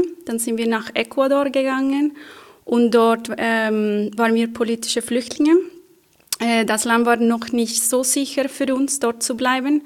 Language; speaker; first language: German; non-native, fluent; Spanish